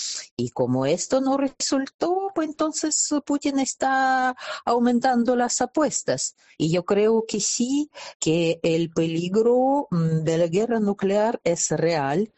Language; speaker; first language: Spanish; non-native, fluent; Russian